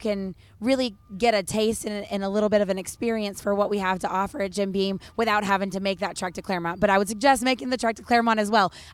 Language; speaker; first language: English; native; English